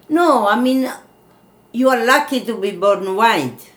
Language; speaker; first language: English; non-native, fluent; Italian